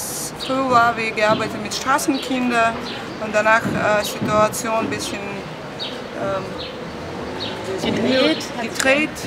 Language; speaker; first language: German; non-native, learner; Russian